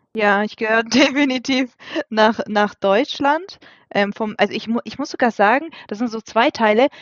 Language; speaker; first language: German; early bilingual, other home language; Russian